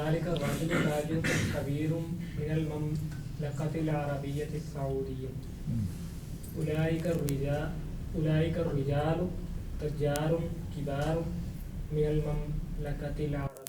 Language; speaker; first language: Arabic; non-native, learner; Urdu